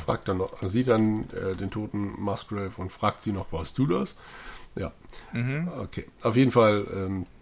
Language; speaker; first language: German; native; German